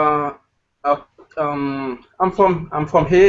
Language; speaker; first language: English; non-native, learner; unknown